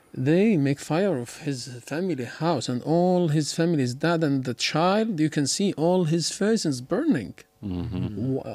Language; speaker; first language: English; non-native, learner; Arabic